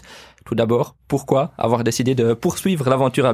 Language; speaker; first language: French; native; French